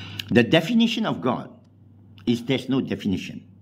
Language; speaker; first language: English; non-native, local second language; Min Nan Chinese